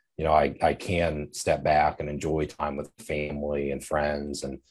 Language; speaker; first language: English; native; English